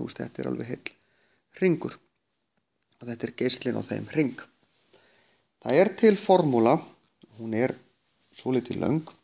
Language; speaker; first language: Icelandic; native; Icelandic